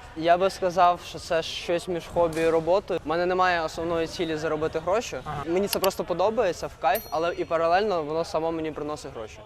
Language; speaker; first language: Ukrainian; native; Ukrainian